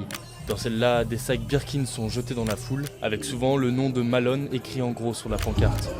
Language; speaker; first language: French; native; French